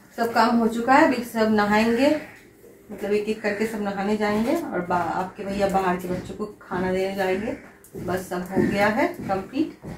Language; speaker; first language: Hindi; non-native, local second language; Bangla